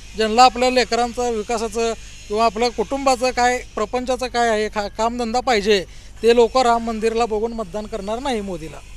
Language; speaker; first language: Marathi; native; Marathi